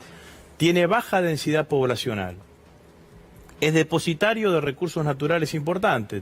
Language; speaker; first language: Spanish; native; Spanish